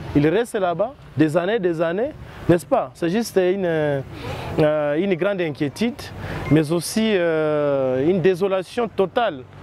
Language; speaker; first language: French; non-native, local second language; Swahili